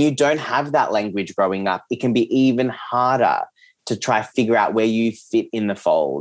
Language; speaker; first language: English; early bilingual, other home language; Serbian